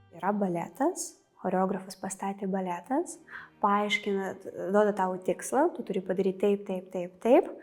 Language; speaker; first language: Lithuanian; non-native, fluent; Russian